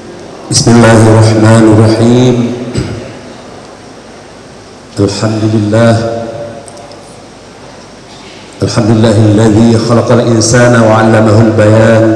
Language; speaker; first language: Arabic; non-native, fluent; Indonesian